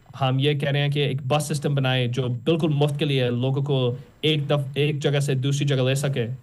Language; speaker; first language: Urdu; native; Urdu